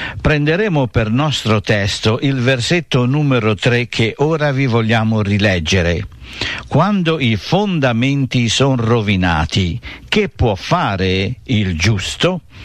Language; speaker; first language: Italian; native; Italian